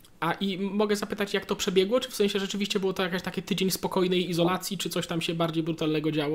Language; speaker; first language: Polish; native; Polish